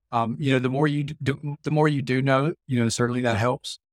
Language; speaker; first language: English; native; English